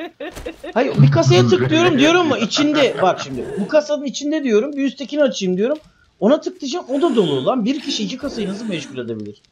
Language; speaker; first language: Turkish; native; Turkish